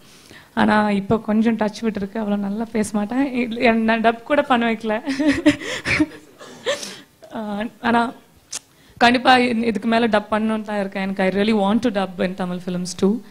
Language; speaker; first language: Tamil; non-native, learner; Malayalam